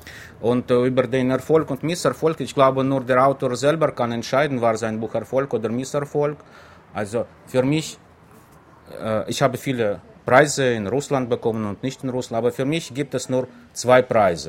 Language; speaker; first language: German; non-native, fluent; Russian